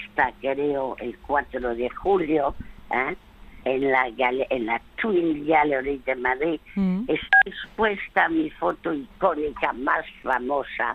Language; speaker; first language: Spanish; early bilingual, other home language; French